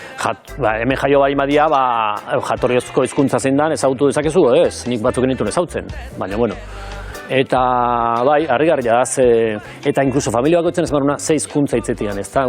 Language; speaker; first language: Basque; native; Basque